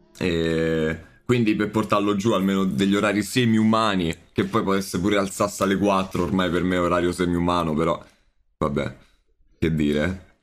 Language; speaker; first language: Italian; native; Italian